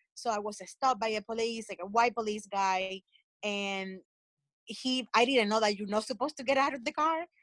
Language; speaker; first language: English; non-native, fluent; Spanish